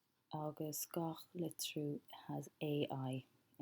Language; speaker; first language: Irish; non-native, local second language; English